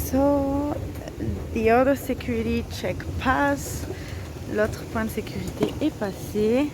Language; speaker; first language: French; native; French